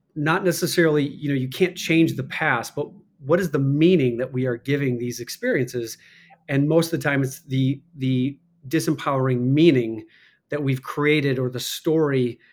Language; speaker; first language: English; native; English